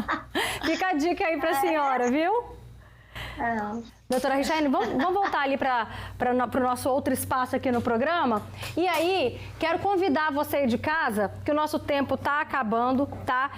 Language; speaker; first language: Portuguese; native; Portuguese